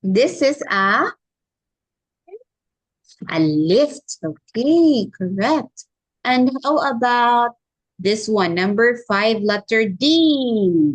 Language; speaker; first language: English; non-native, local second language; Filipino